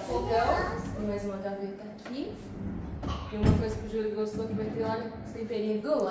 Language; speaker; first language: Portuguese; native; Portuguese